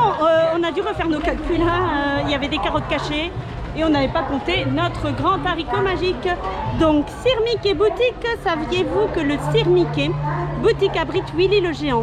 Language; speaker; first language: French; native; French